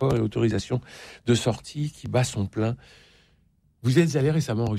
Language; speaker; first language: French; native; French